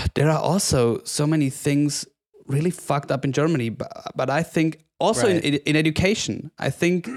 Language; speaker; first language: English; non-native, fluent; German